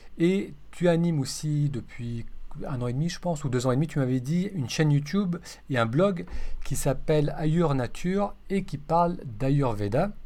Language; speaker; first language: French; native; French